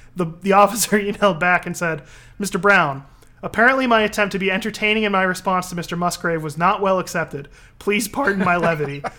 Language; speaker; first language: English; native; English